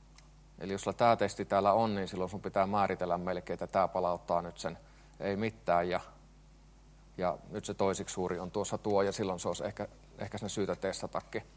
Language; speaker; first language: Finnish; native; Finnish